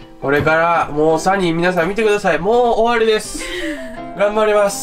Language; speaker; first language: Japanese; native; Japanese